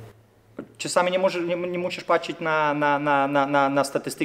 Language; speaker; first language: Polish; non-native, fluent; Lithuanian